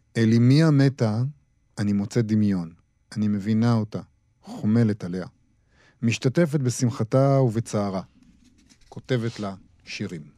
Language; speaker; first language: Hebrew; native; Hebrew